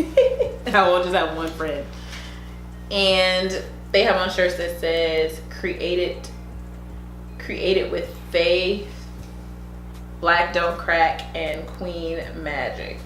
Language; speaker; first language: English; native; English